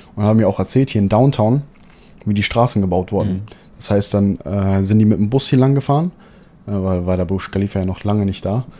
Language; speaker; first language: German; native; German